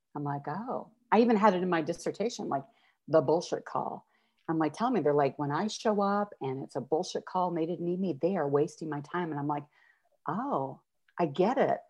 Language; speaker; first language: English; native; English